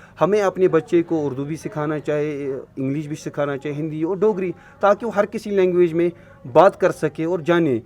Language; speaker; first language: Urdu; non-native, local second language; Kashmiri